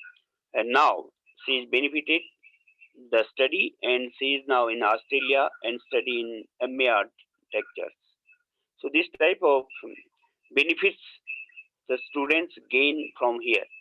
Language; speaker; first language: English; non-native, learner; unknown